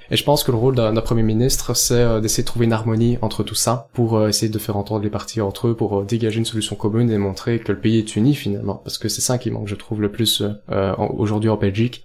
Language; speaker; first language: French; native; French